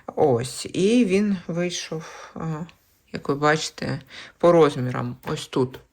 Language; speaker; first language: Ukrainian; native; Ukrainian